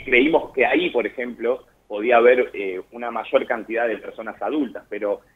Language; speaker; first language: Spanish; native; Spanish